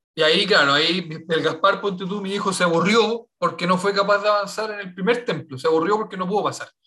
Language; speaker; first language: Spanish; native; Spanish